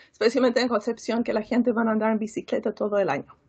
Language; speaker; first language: Spanish; non-native, fluent; English